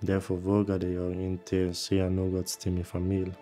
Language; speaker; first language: Swedish; non-native, fluent; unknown